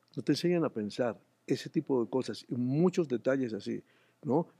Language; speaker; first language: Spanish; native; Spanish